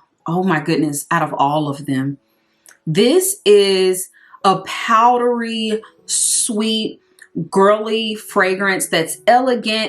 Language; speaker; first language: English; native; English